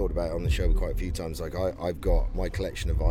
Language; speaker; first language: English; native; English